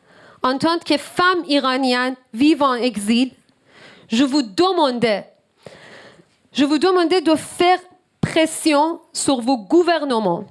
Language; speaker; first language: French; non-native, learner; Persian